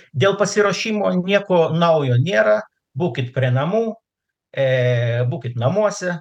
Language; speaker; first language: Lithuanian; non-native, local second language; Russian